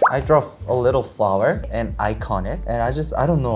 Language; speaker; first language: English; non-native, learner; Korean